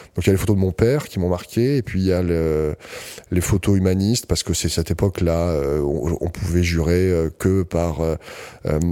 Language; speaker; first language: French; native; French